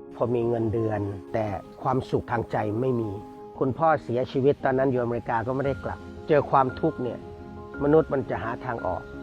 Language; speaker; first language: Thai; native; Thai